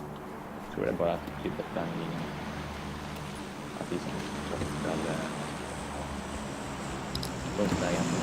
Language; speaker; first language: Swedish; native; Swedish